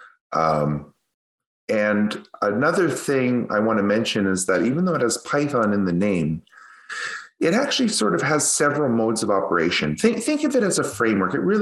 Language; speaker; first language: English; native; English